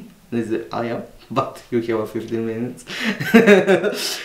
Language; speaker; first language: English; non-native, learner; Serbian